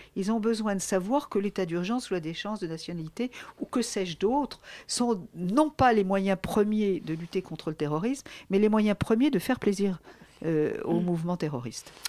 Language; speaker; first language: French; native; French